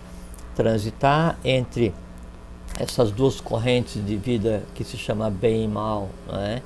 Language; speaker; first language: Portuguese; native; Portuguese